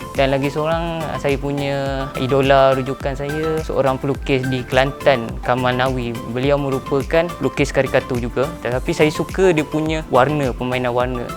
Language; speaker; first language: Malay; native; Malay